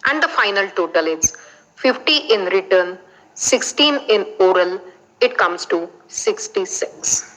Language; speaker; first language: English; non-native, local second language; Marathi